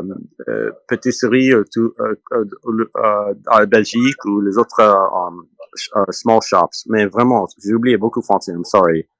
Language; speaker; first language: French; non-native, learner; English